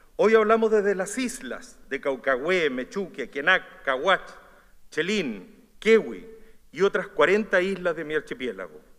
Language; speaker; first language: Spanish; native; Spanish